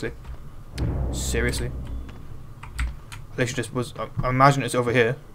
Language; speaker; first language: English; native; English